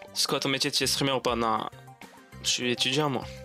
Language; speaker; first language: French; native; French